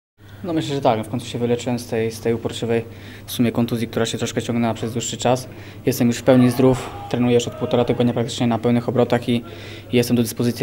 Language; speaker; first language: Polish; native; Polish